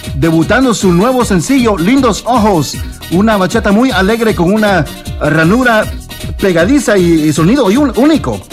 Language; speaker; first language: Spanish; native; Spanish